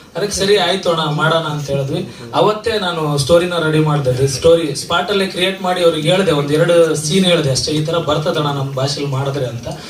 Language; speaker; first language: Kannada; non-native, local second language; Lambadi